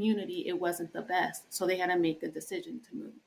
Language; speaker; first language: English; native; English